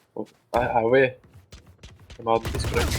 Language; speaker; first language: German; native; German